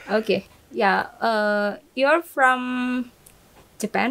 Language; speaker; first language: English; non-native, fluent; Indonesian